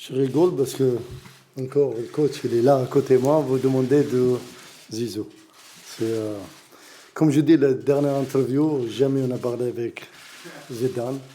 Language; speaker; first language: French; non-native, learner; Arabic